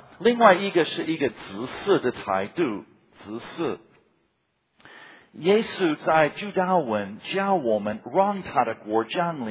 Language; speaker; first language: Chinese; non-native, fluent; English